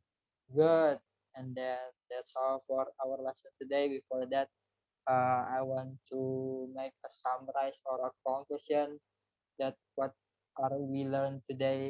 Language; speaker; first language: English; non-native, learner; Indonesian